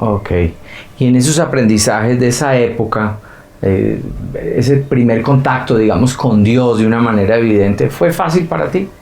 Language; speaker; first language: Spanish; native; Spanish